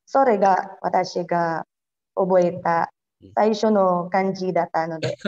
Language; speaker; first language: Japanese; non-native, learner; Filipino